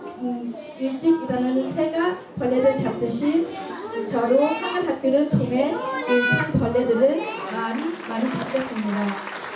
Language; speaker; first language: Korean; early bilingual, heritage; Korean